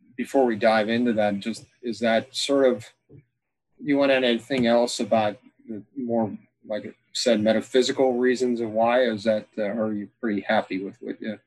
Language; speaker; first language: English; native; English